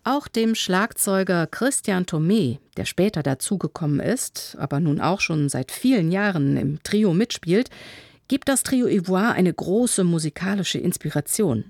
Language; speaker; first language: German; native; German